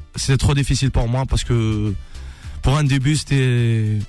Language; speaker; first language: French; non-native, local second language; Arabic